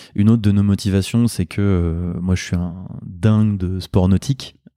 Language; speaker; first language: French; native; French